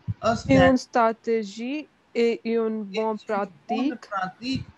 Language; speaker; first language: French; non-native, learner; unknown